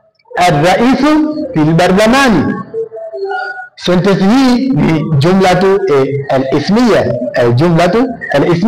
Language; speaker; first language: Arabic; non-native, fluent; Swahili